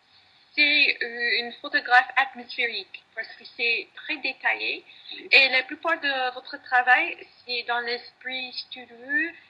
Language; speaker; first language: French; non-native, learner; English